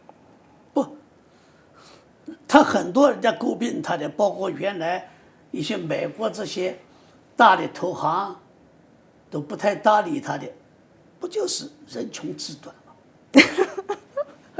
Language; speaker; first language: Chinese; native; Chinese